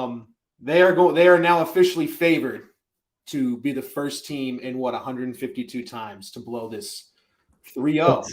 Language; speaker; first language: English; native; English